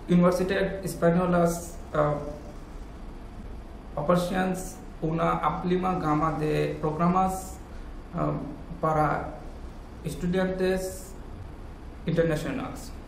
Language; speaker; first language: Spanish; non-native, learner; Bangla